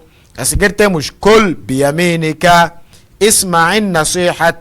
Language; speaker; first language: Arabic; non-native, fluent; Portuguese